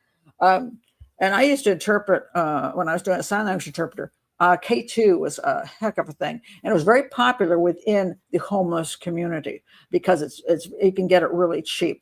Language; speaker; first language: English; native; English